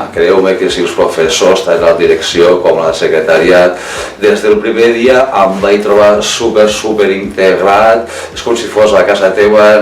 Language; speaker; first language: Catalan; native; Catalan